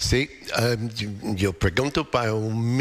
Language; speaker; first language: Spanish; non-native, learner; English